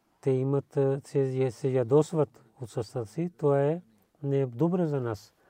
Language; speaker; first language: Bulgarian; non-native, learner; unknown